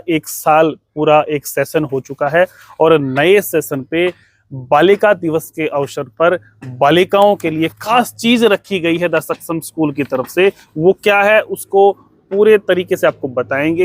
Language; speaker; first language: Hindi; native; Hindi